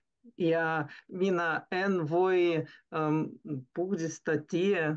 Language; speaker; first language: Finnish; non-native, learner; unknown